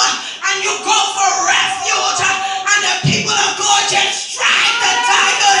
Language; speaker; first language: English; native; English